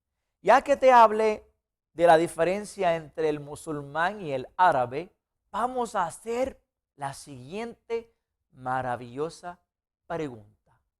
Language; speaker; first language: Spanish; non-native, fluent; Arabic